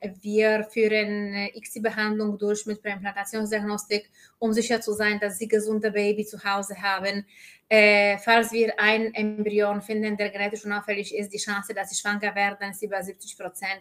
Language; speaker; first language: German; non-native, fluent; Polish